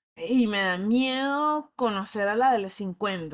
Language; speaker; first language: Spanish; native; Spanish